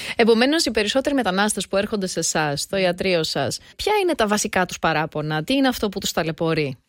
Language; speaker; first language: Greek; native; Greek